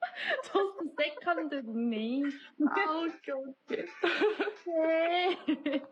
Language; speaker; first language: English; non-native, learner; Korean